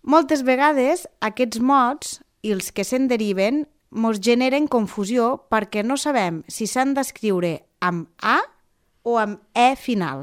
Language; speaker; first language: Catalan; native; Catalan